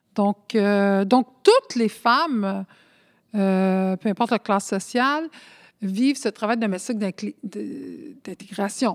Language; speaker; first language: French; early bilingual, other home language; Spanish